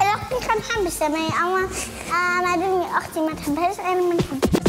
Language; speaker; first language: Arabic; native; Arabic